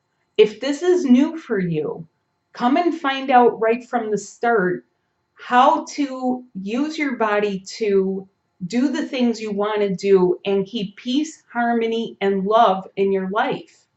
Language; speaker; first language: English; native; English